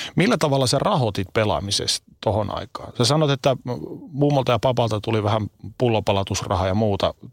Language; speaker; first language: Finnish; native; Finnish